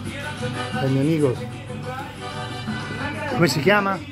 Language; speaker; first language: Spanish; non-native, learner; Italian